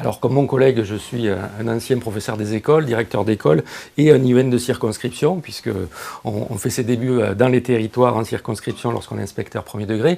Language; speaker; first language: French; native; French